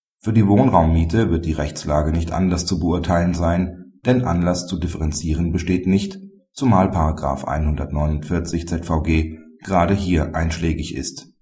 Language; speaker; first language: German; native; German